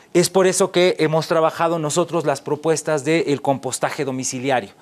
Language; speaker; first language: Spanish; native; Spanish